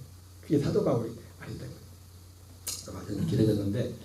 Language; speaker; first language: Korean; native; Korean